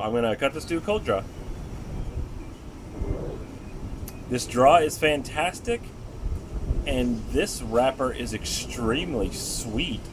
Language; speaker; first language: English; native; English